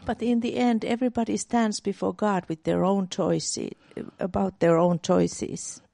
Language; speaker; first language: English; non-native, fluent; Finnish